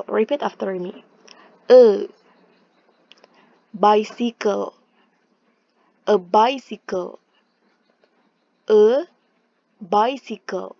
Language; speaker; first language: English; non-native, fluent; Indonesian